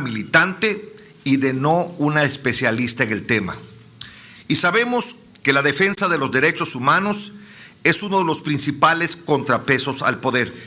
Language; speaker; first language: Spanish; native; Spanish